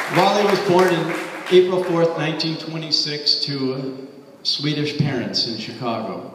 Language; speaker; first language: English; native; English